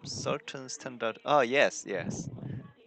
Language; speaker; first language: English; non-native, learner; Korean